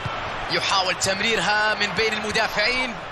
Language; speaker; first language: Arabic; native; Arabic